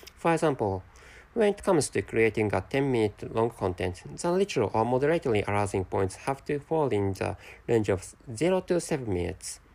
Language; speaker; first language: English; non-native, fluent; Japanese